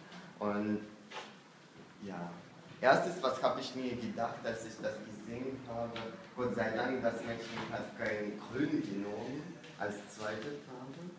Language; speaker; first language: German; non-native, fluent; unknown